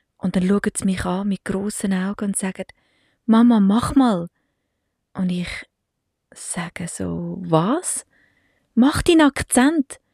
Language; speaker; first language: German; native; German